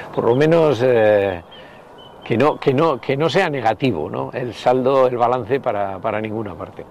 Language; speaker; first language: Spanish; native; Spanish